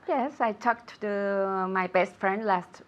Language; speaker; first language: English; non-native, learner; Spanish